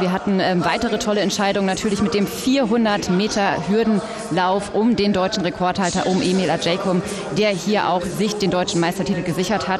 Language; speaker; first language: German; native; German